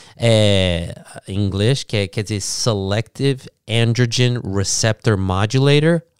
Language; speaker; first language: Portuguese; early bilingual, heritage; English